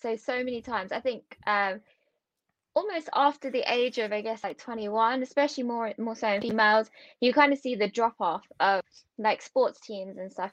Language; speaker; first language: English; native; English